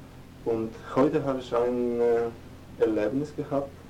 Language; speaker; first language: German; non-native, fluent; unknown